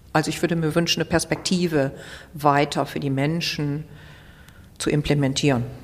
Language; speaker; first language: German; native; German